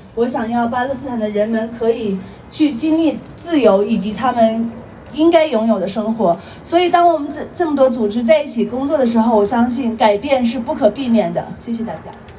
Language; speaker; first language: Chinese; early bilingual, other home language; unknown